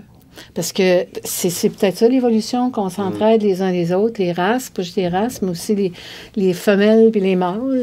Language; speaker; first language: French; native; French